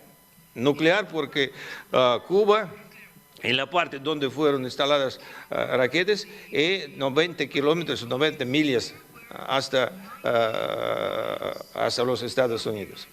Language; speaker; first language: Spanish; non-native, fluent; Russian